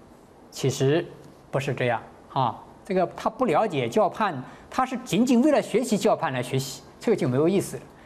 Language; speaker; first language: Chinese; native; Chinese